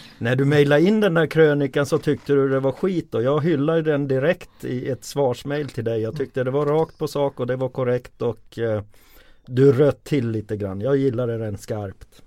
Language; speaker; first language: Swedish; early bilingual, other home language; Finnish